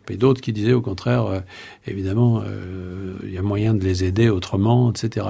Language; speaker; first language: French; native; French